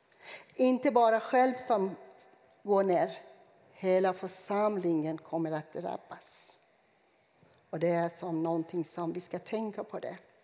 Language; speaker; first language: Swedish; non-native, fluent; Persian